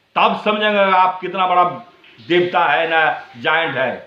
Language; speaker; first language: Hindi; non-native, local second language; Bangla